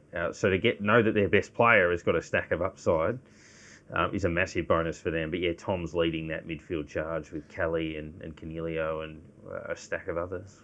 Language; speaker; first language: English; native; English